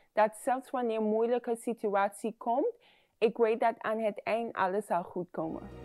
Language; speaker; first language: Dutch; non-native, fluent; English